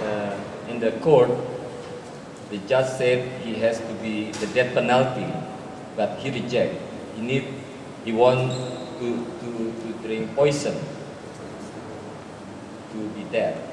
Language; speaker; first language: English; non-native, learner; Indonesian